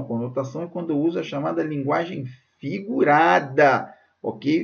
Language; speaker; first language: Portuguese; native; Portuguese